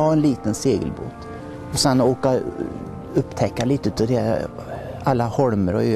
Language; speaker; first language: Swedish; native; Swedish